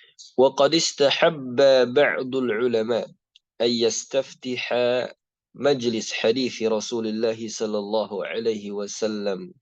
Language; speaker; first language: Arabic; non-native, fluent; Indonesian